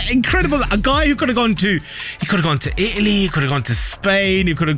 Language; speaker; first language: English; native; English